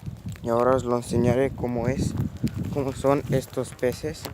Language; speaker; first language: Spanish; non-native, local second language; Catalan